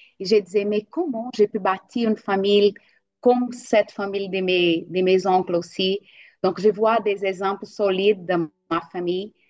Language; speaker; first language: French; non-native, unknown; Portuguese